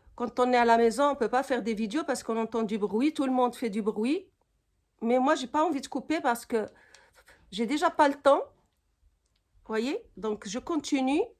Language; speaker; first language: French; non-native, local second language; Arabic